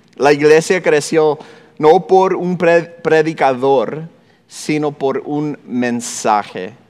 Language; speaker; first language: Spanish; non-native, fluent; English